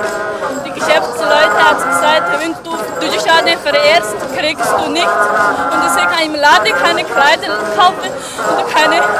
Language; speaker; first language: German; non-native, learner; Tibetan